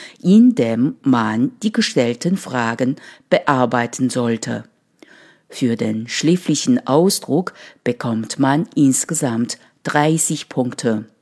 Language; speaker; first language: German; non-native, fluent; Chinese